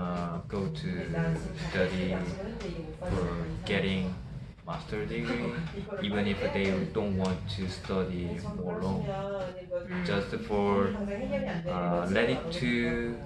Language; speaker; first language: English; non-native, learner; Korean